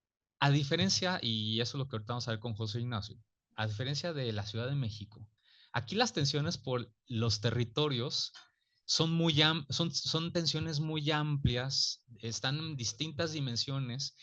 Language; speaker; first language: Spanish; native; Spanish